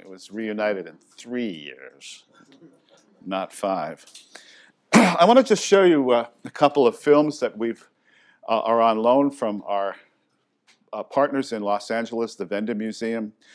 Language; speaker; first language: English; native; English